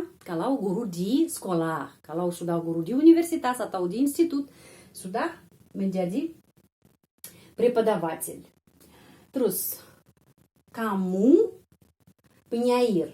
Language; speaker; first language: Indonesian; non-native, fluent; Russian